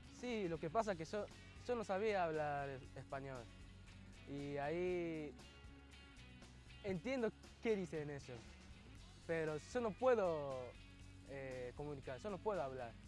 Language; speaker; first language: Spanish; non-native, fluent; Japanese